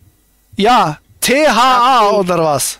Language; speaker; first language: German; native; German